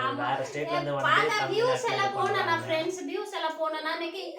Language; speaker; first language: Tamil; non-native, local second language; Odia